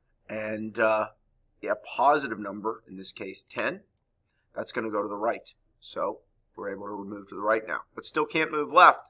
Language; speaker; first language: English; native; English